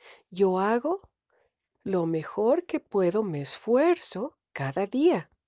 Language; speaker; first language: Spanish; native; Spanish